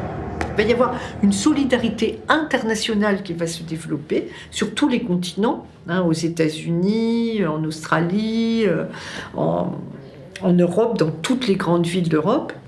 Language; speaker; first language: French; native; French